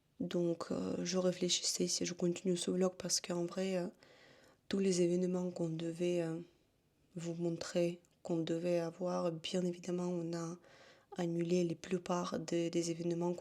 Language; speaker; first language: French; non-native, fluent; Russian